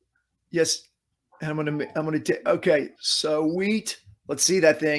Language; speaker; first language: English; native; English